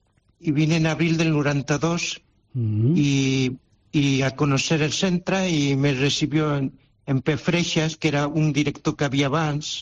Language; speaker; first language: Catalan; non-native, local second language; Spanish